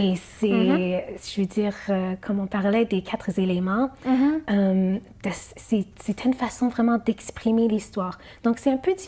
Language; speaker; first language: French; non-native, fluent; Arabic